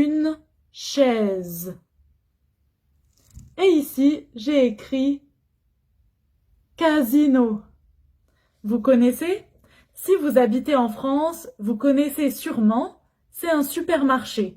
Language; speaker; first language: French; non-native, fluent; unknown